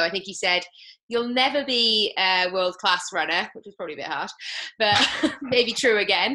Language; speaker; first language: English; native; English